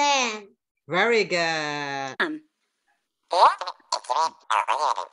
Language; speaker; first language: English; non-native, fluent; Indonesian